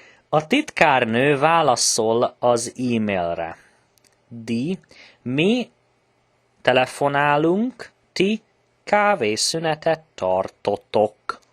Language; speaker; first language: Hungarian; non-native, learner; English